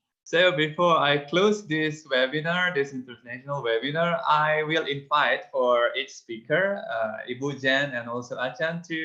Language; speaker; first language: English; non-native, fluent; Indonesian